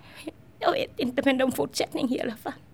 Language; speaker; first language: Swedish; non-native, learner; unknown